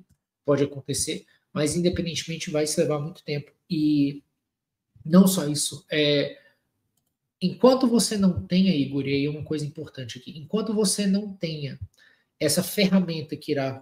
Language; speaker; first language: Portuguese; native; Portuguese